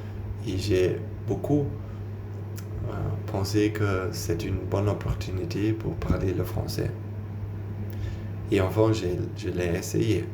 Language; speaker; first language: French; non-native, learner; German